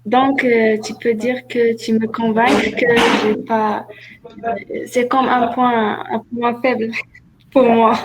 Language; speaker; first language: French; non-native, learner; Arabic